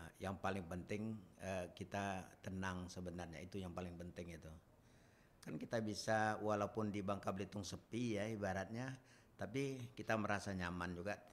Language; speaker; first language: Indonesian; native; Indonesian